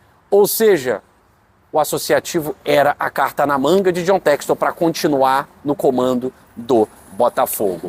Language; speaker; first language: Portuguese; native; Portuguese